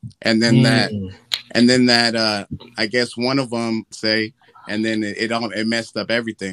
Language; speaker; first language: English; early bilingual, other home language; Spanish